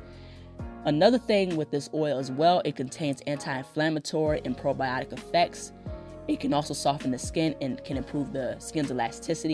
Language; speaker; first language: English; native; English